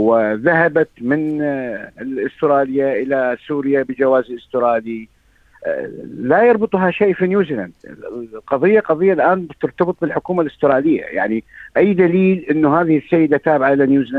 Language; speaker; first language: Arabic; native; Arabic